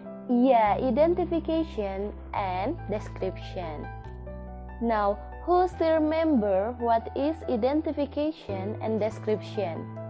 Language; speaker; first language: English; non-native, fluent; Indonesian